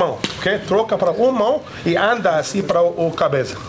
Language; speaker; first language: Portuguese; non-native, learner; English